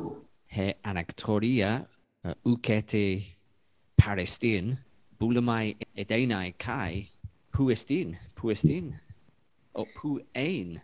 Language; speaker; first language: Greek; non-native, learner; English